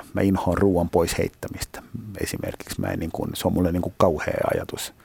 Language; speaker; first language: Finnish; native; Finnish